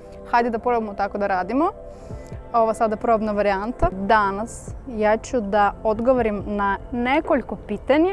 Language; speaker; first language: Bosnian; non-native, learner; Russian